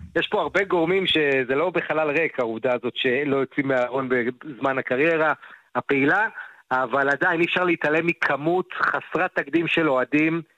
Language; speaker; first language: Hebrew; native; Hebrew